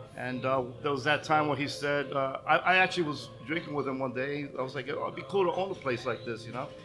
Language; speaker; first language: English; native; English